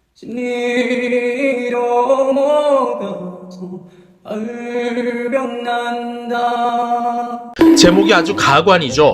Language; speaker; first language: Korean; native; Korean